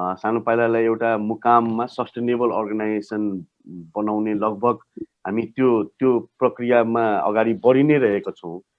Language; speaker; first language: Nepali; non-native, local second language; Maithili